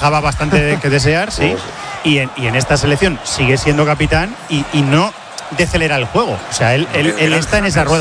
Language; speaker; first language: Spanish; native; Spanish